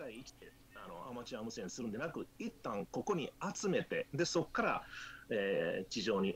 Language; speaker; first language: Japanese; native; Japanese